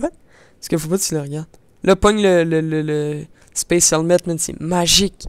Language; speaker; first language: French; native; French